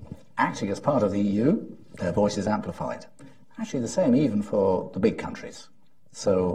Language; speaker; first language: English; native; English